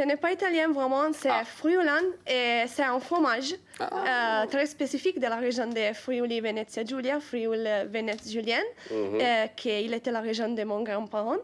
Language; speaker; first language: French; non-native, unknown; Italian